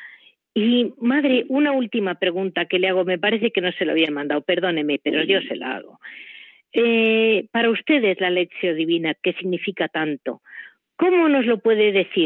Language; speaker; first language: Spanish; native; Spanish